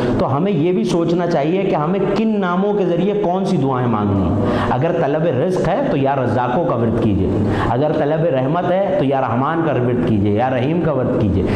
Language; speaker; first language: Urdu; native; Urdu